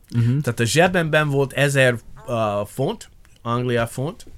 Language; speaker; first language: Hungarian; non-native, fluent; English